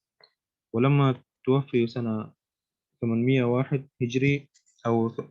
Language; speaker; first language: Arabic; non-native, learner; Indonesian